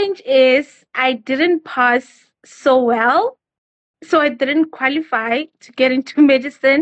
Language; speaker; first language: English; non-native, local second language; Northern Sotho